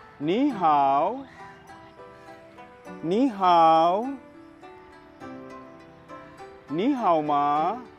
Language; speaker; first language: Chinese; non-native, learner; Bangla